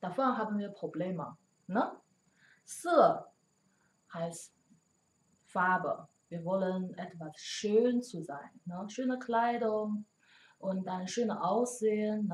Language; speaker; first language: German; non-native, learner; Chinese